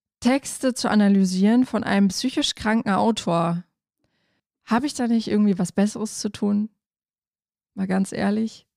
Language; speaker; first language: German; native; German